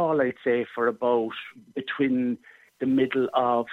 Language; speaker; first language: English; native; English